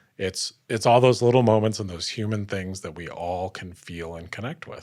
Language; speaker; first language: English; native; English